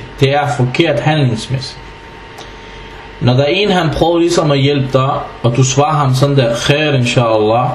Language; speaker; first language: Danish; non-native, fluent; Arabic